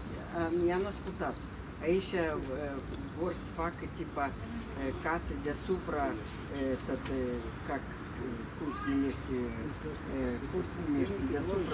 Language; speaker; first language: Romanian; non-native, local second language; Russian